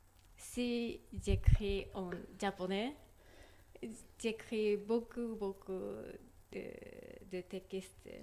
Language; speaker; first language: French; non-native, learner; Japanese